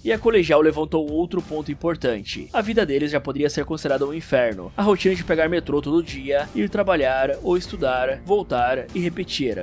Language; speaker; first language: Portuguese; native; Portuguese